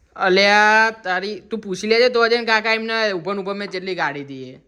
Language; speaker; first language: Gujarati; native; Gujarati